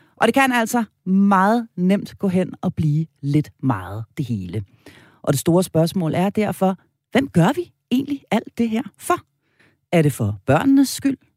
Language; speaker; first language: Danish; native; Danish